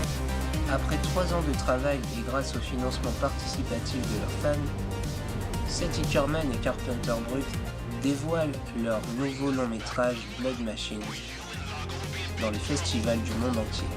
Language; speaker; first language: French; native; French